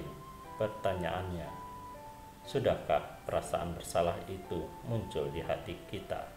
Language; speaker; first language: Indonesian; native; Indonesian